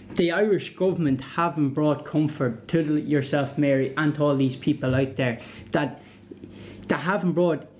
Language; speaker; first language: English; native; English